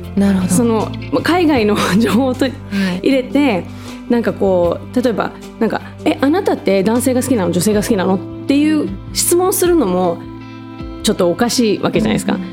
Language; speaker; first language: Japanese; native; Japanese